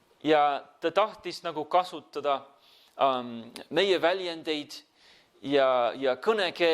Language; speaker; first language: Estonian; non-native, fluent; English